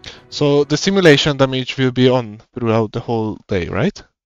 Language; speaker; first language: English; non-native, fluent; Hungarian